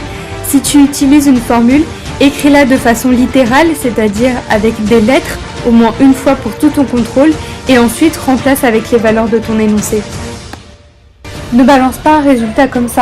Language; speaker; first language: French; native; French